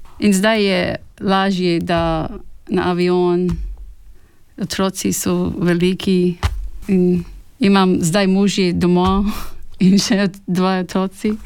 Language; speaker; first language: Slovenian; early bilingual, heritage; Slovenian